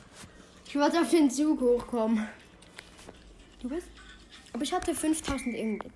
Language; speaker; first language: German; native; German